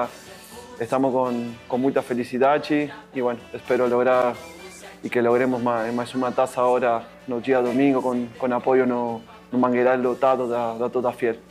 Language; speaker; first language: Portuguese; non-native, fluent; Spanish